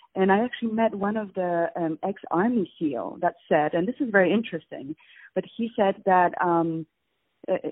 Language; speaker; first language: English; non-native, fluent; Polish